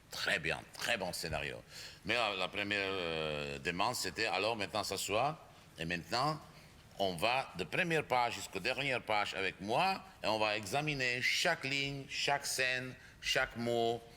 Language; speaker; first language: French; non-native, fluent; Czech